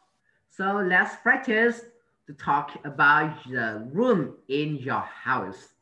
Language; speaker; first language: English; non-native, learner; Vietnamese